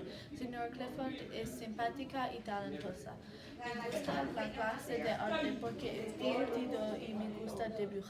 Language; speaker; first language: Spanish; non-native, learner; English